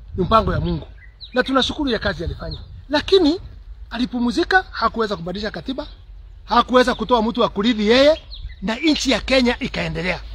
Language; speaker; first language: Swahili; native; Swahili